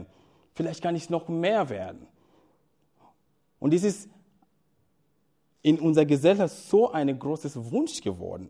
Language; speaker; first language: German; non-native, fluent; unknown